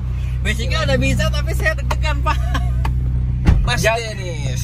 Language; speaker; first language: Indonesian; native; Indonesian